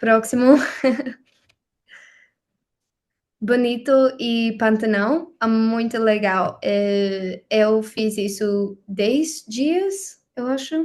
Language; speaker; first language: Portuguese; non-native, learner; English